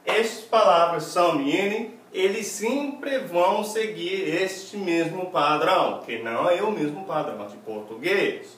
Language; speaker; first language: Portuguese; non-native, fluent; English